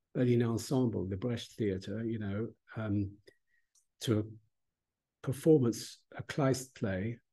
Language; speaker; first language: English; native; English